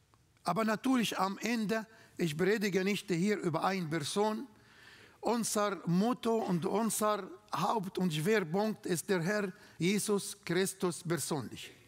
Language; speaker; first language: German; non-native, fluent; Arabic